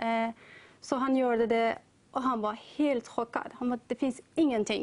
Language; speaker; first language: Swedish; non-native, learner; Persian